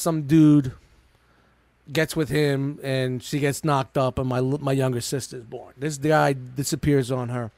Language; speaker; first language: English; native; English